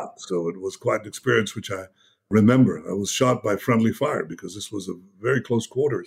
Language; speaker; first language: English; non-native, fluent; Hebrew